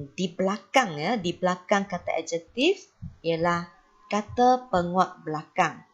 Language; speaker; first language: Malay; non-native, local second language; Chinese